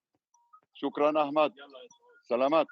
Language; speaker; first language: Indonesian; non-native, learner; Hebrew